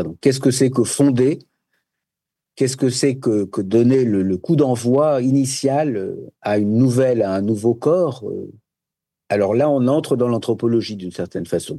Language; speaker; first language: French; native; French